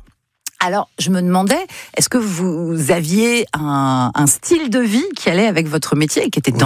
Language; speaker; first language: French; native; French